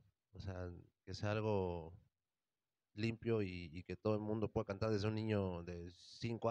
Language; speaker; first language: Spanish; native; Spanish